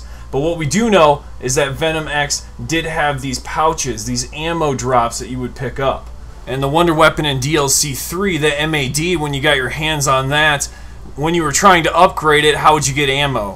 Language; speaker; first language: English; native; English